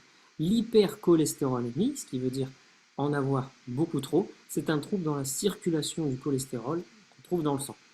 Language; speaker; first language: French; native; French